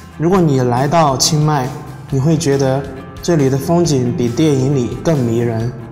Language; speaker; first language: Chinese; native; Chinese